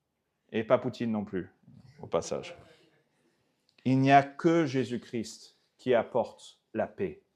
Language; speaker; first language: French; native; French